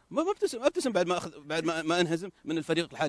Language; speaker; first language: Arabic; native; Arabic